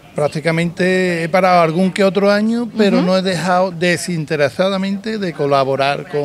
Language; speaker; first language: Spanish; native; Spanish